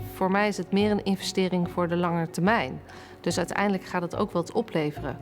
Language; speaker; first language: Dutch; native; Dutch